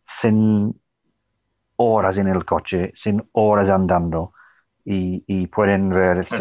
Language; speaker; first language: Spanish; non-native, fluent; English